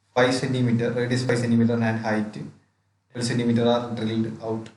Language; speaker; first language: English; non-native, local second language; Malayalam